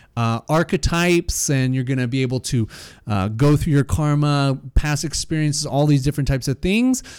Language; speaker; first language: English; native; English